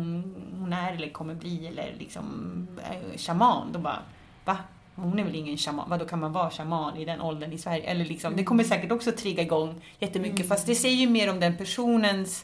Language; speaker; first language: Swedish; native; Swedish